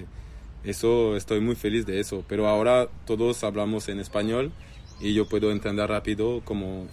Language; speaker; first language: Spanish; non-native, learner; French